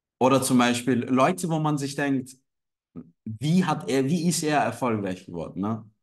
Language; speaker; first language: German; non-native, fluent; Turkish